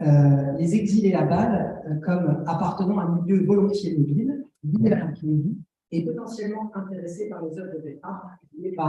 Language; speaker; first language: French; native; French